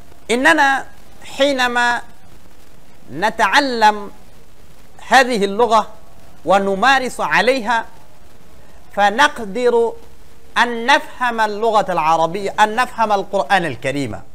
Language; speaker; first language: Arabic; non-native, fluent; Bangla